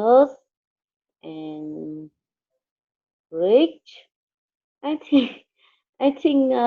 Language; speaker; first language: English; non-native, learner; Vietnamese